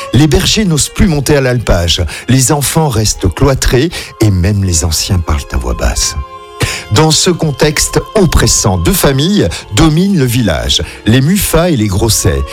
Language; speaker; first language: French; native; French